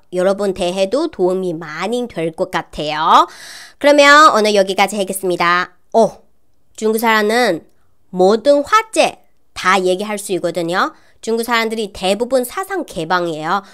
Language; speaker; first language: Korean; non-native, learner; Chinese